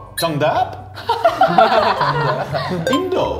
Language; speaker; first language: Korean; non-native, learner; English